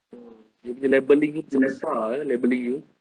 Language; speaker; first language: English; non-native, local second language; Malay